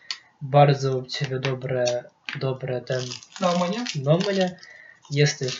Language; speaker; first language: Polish; non-native, local second language; Lithuanian